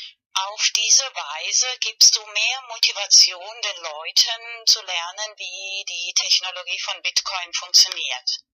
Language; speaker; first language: German; non-native, fluent; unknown